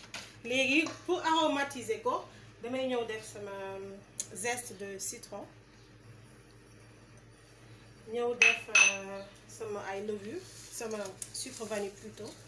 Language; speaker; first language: French; non-native, local second language; Wolof